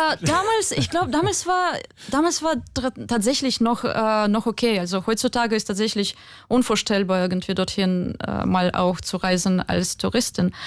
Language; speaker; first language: German; non-native, fluent; Ukrainian